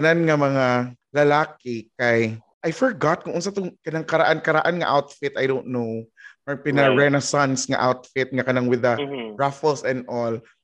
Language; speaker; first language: English; non-native, local second language; Cebuano